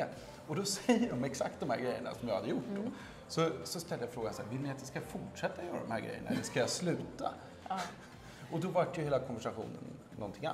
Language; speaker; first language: Swedish; native; Swedish